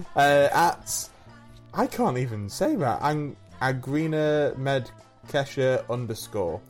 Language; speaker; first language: English; native; English